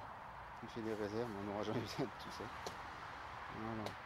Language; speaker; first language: French; native; French